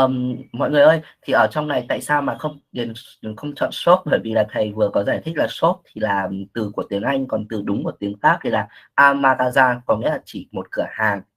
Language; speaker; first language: Vietnamese; native; Vietnamese